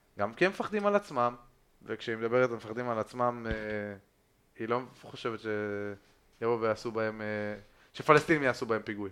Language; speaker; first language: Hebrew; native; Hebrew